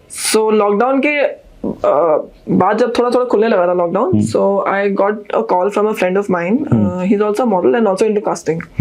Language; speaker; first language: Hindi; non-native, local second language; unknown